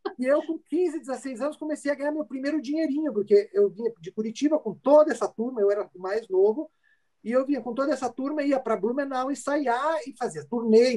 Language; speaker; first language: Portuguese; early bilingual, other home language; Italian